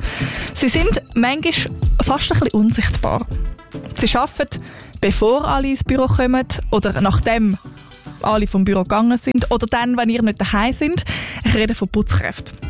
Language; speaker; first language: German; native; German